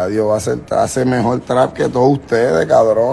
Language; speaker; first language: Spanish; native; Spanish